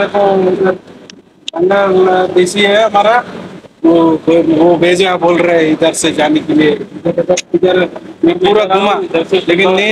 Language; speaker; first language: Hindi; non-native, learner; Bangla